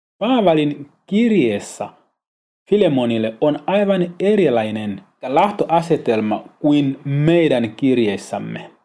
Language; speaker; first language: Finnish; non-native, learner; Swahili